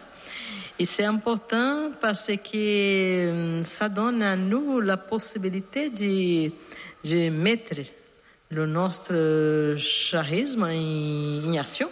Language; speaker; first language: French; non-native, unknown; Portuguese